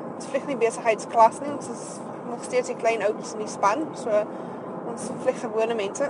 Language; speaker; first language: Afrikaans; native; Afrikaans